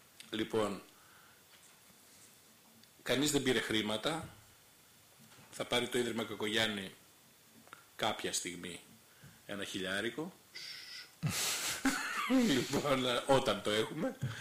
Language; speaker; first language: Greek; native; Greek